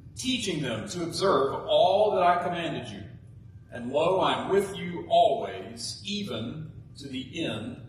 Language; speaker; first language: English; native; English